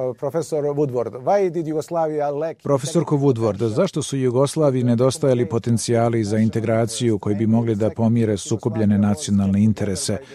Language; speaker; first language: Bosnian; native; Bosnian